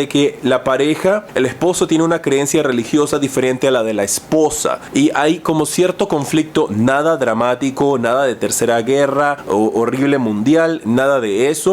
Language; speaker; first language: Spanish; native; Spanish